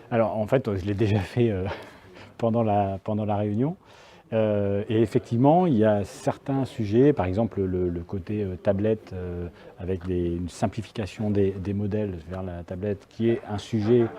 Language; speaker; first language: French; native; French